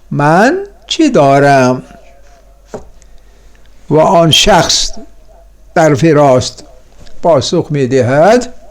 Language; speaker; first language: Persian; non-native, fluent; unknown